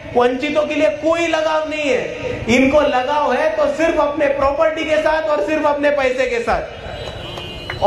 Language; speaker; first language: Hindi; non-native, local second language; Marathi